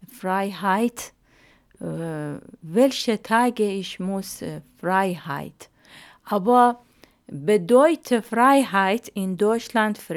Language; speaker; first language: German; non-native, learner; Arabic